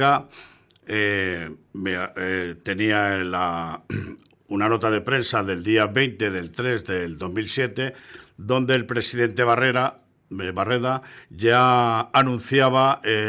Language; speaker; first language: Spanish; native; Spanish